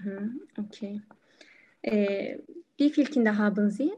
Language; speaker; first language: German; non-native, learner; Turkish